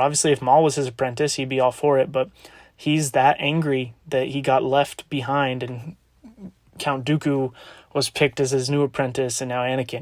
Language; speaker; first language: English; native; English